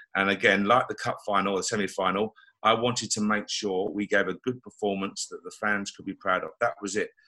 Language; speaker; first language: English; native; English